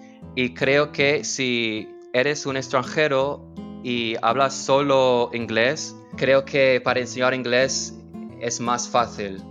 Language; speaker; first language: Spanish; non-native, learner; English